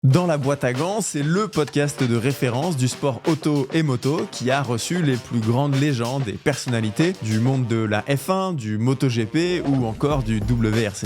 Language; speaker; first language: French; native; French